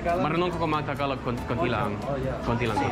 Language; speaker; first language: Filipino; non-native, learner; English